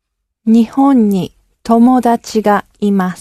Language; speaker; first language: Japanese; non-native, learner; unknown